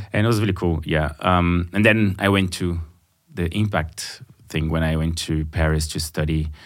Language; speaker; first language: English; non-native, fluent; Portuguese